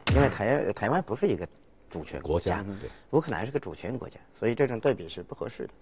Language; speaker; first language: Chinese; native; Chinese